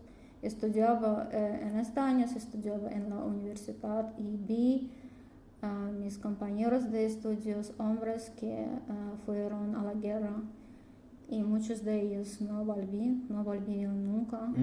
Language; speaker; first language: Spanish; non-native, learner; Russian